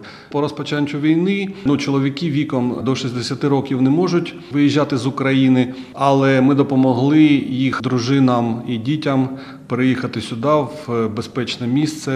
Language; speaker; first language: Ukrainian; non-native, local second language; Russian